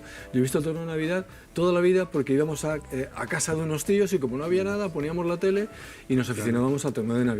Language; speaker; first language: Spanish; native; Spanish